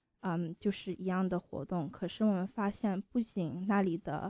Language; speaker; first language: Chinese; early bilingual, heritage; Chinese